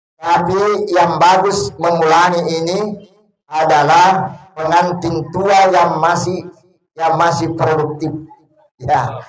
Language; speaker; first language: Indonesian; non-native, local second language; Buginese